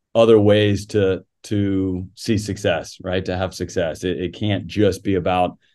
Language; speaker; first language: English; native; English